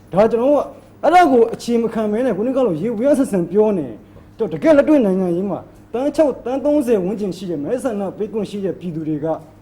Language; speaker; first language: Burmese; native; Burmese